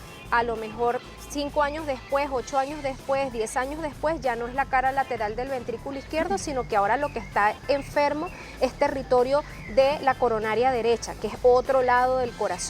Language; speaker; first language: Spanish; native; Spanish